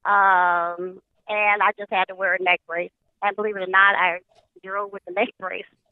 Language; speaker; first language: English; native; English